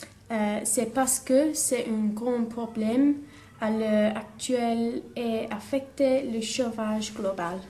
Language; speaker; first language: French; non-native, learner; English